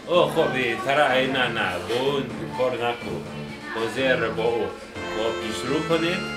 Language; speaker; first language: Persian; non-native, learner; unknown